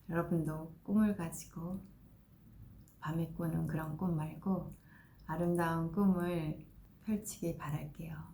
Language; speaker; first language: Korean; native; Korean